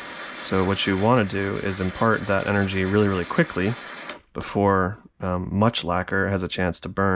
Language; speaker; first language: English; native; English